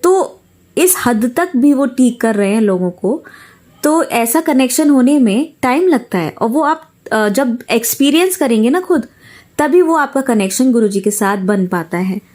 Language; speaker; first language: Hindi; native; Hindi